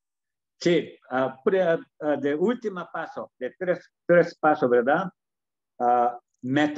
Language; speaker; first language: Spanish; non-native, learner; Korean